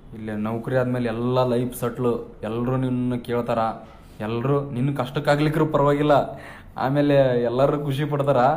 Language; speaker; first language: Kannada; native; Kannada